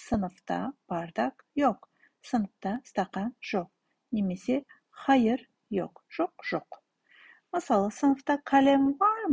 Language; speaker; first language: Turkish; non-native, fluent; Kazakh